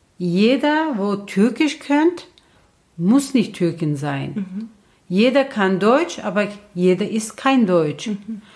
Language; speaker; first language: German; non-native, learner; Kurdish